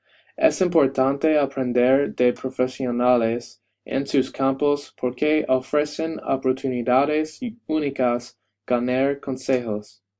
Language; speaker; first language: Spanish; non-native, learner; English